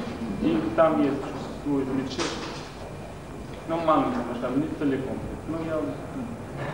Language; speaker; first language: Russian; non-native, learner; Arabic